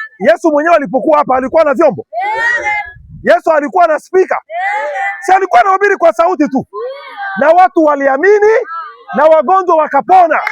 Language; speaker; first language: Swahili; non-native, local second language; Lingala